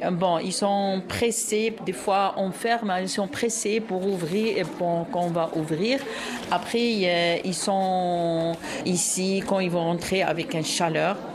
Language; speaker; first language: French; non-native, local second language; Arabic